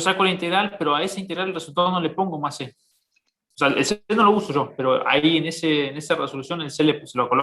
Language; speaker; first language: Spanish; native; Spanish